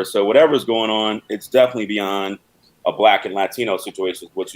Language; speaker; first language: English; native; English